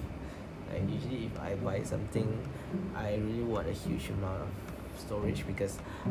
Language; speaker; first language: English; non-native, local second language; Malay